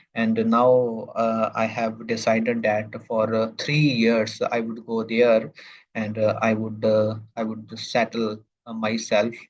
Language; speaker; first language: English; non-native, local second language; Punjabi